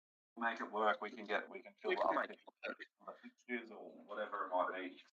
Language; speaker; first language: English; native; English